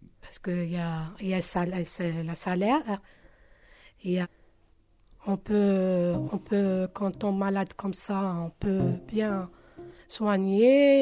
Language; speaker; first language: French; non-native, learner; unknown